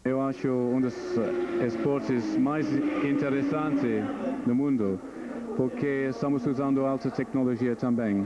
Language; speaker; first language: Portuguese; non-native, learner; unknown